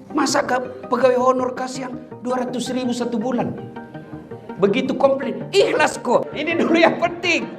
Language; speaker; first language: Indonesian; native; Indonesian